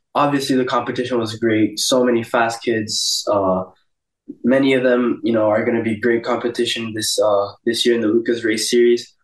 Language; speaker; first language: English; early bilingual, other home language; Portuguese